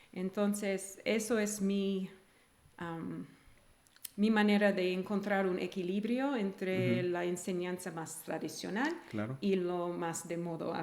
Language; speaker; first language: Spanish; non-native, fluent; English